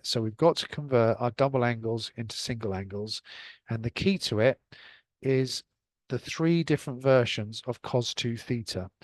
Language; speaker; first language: English; native; English